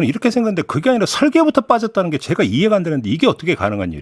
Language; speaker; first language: Korean; native; Korean